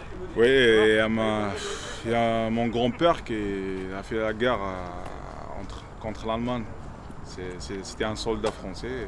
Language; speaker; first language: French; non-native, local second language; Arabic